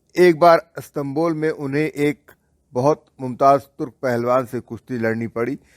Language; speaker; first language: Urdu; native; Urdu